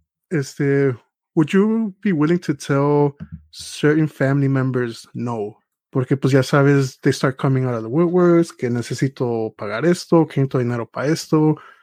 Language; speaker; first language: English; early bilingual, other home language; Spanish